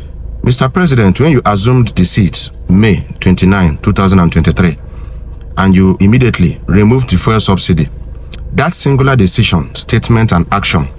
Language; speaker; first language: English; non-native, local second language; Igbo